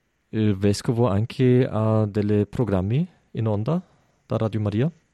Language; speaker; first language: Italian; non-native, fluent; German